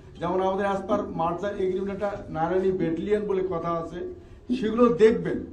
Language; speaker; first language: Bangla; non-native, local second language; Rangpuri